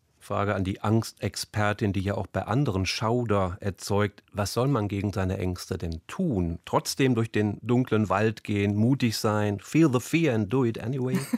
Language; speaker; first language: German; native; German